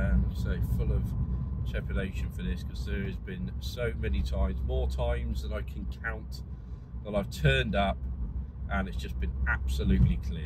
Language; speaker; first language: English; native; English